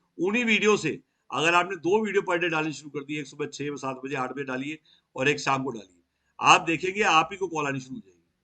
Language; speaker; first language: Hindi; native; Hindi